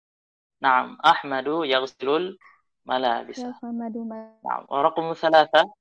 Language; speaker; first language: Arabic; non-native, fluent; Indonesian